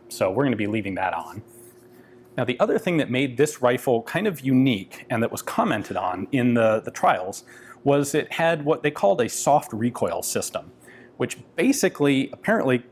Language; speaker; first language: English; native; English